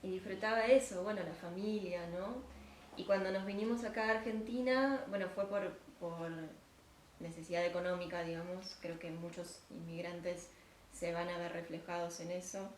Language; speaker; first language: Spanish; early bilingual, other home language; Ukrainian